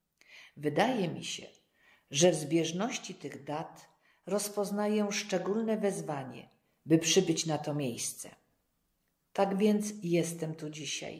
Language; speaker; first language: Polish; native; Polish